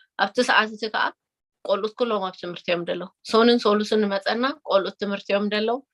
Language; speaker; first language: Tigrinya; early bilingual, heritage; Tigrinya